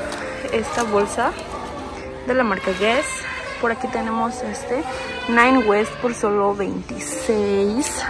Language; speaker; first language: Spanish; native; Spanish